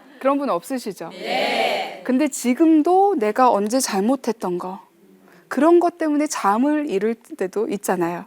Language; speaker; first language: Korean; early bilingual, heritage; Korean